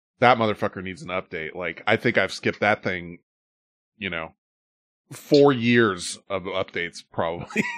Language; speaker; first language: English; native; English